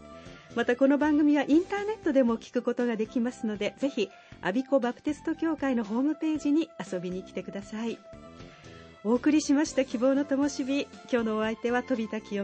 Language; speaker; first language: Japanese; native; Japanese